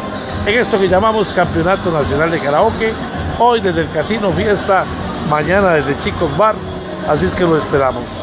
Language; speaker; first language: Spanish; native; Spanish